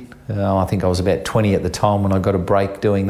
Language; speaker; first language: English; native; English